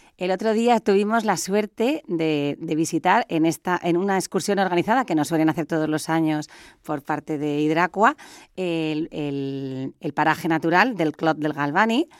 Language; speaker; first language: Spanish; native; Spanish